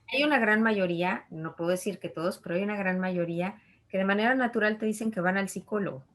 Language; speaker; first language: Spanish; native; Spanish